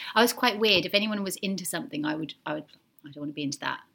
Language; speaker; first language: English; native; English